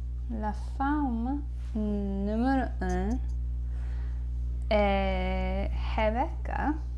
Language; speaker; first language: French; non-native, learner; English